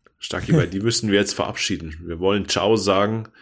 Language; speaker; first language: German; native; German